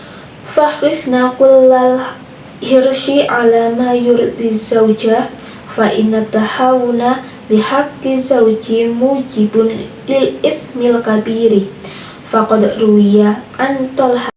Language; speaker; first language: Arabic; non-native, learner; Indonesian